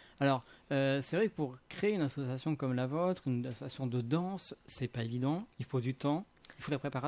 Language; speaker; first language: French; native; French